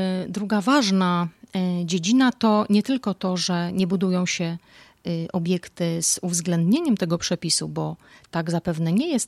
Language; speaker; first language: Polish; native; Polish